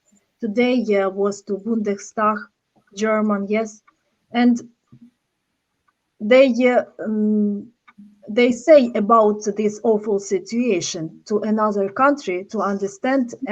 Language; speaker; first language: English; non-native, learner; Ukrainian